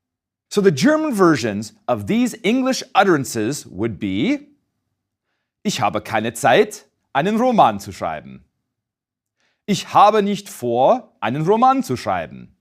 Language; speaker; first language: German; non-native, fluent; English